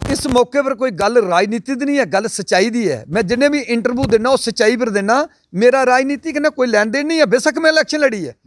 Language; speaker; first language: Punjabi; non-native, local second language; Dogri